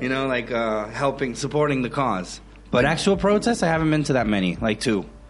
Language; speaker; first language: English; non-native, fluent; Spanish